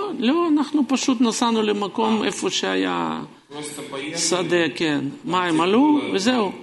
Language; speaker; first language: Hebrew; non-native, fluent; Russian